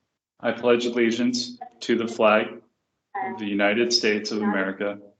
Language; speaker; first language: English; native; English